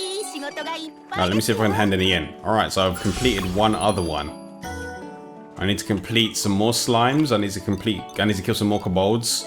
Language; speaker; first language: English; native; English